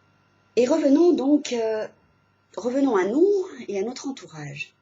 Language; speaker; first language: French; native; French